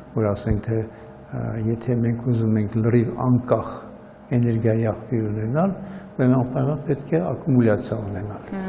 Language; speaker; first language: Armenian; native; Armenian